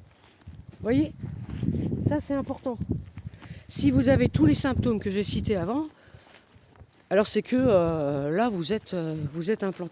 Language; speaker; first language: French; native; French